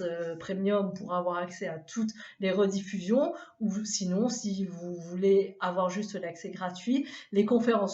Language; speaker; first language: French; native; French